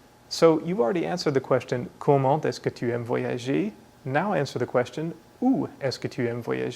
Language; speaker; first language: French; non-native, fluent; English